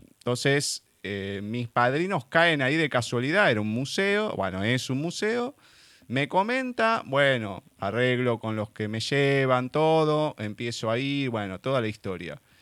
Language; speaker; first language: Spanish; native; Spanish